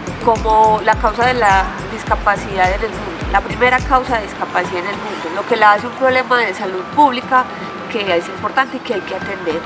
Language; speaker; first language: Spanish; native; Spanish